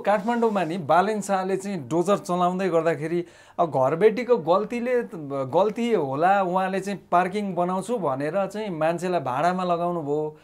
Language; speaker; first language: Nepali; native; Nepali